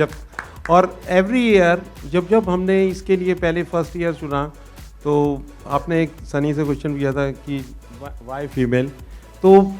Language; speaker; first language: Hindi; native; Hindi